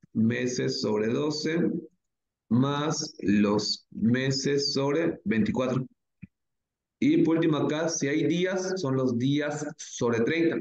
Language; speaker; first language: Spanish; native; Spanish